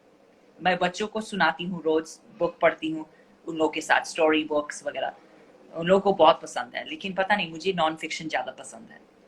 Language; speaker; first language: Hindi; non-native, fluent; English